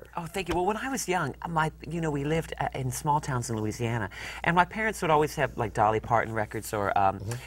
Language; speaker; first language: English; native; English